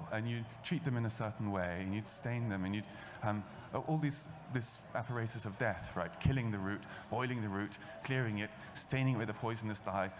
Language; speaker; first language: English; native; English